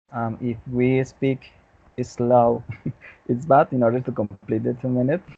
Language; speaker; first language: English; non-native, learner; Spanish